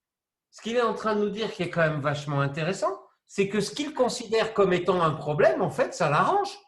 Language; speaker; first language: French; native; French